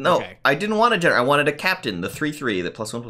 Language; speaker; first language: English; native; English